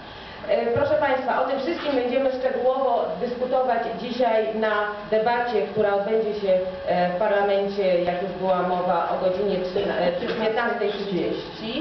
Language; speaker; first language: Polish; native; Polish